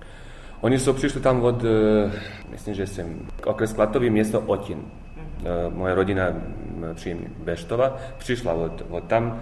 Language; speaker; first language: Czech; early bilingual, heritage; Czech